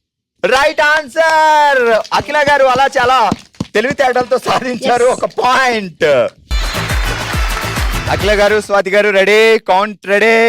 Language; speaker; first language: Telugu; native; Telugu